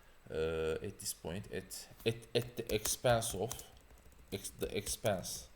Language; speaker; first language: English; non-native, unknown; Turkish